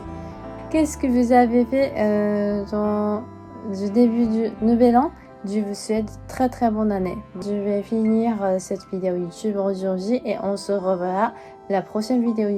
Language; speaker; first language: French; non-native, fluent; Japanese